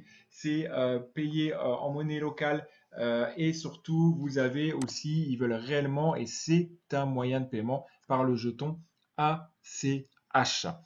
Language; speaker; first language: French; native; French